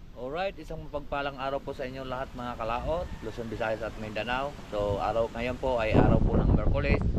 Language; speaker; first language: Filipino; non-native, local second language; Cebuano